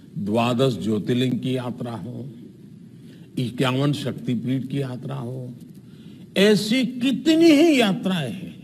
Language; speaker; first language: Hindi; non-native, local second language; Gujarati